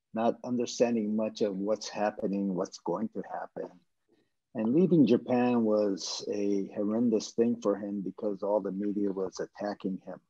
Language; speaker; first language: English; non-native, fluent; Japanese